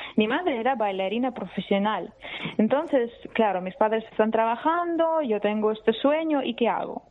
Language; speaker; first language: Spanish; non-native, fluent; Georgian